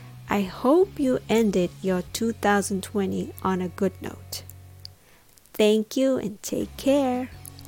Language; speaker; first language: English; non-native, fluent; Japanese